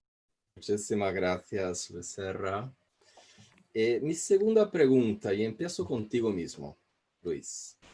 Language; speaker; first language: Spanish; non-native, fluent; Portuguese